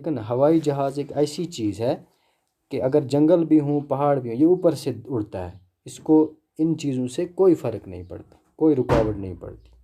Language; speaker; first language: Urdu; non-native, local second language; Kashmiri